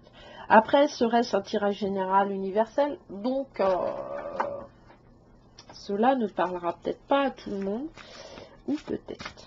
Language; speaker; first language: French; native; French